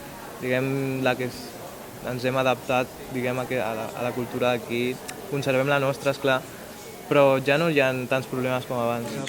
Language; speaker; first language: Catalan; early bilingual, other home language; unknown